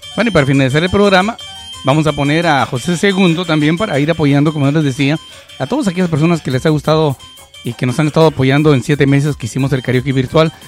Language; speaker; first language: Spanish; native; Spanish